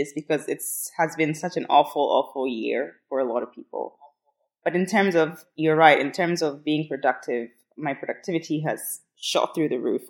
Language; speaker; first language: English; non-native, local second language; Akan